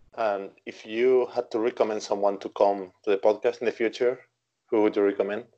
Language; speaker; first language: English; non-native, fluent; Spanish